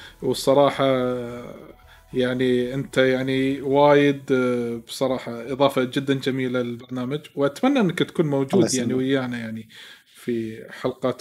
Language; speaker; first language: Arabic; native; Arabic